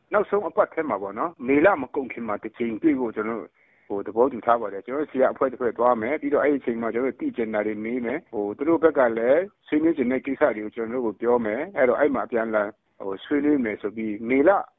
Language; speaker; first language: Burmese; non-native, local second language; Kachin